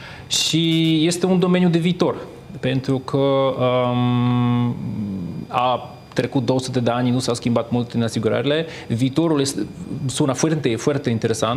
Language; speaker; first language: Romanian; non-native, fluent; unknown